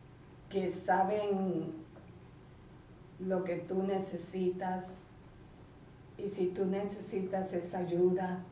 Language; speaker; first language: Spanish; early bilingual, heritage; Spanish